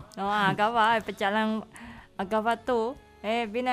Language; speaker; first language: Catalan; non-native, learner; Indonesian